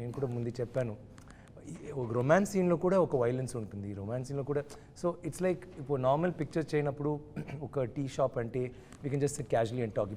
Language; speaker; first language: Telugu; non-native, learner; Tamil